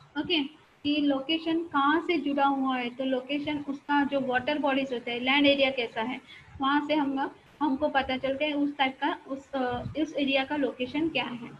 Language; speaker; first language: Hindi; non-native, local second language; Marathi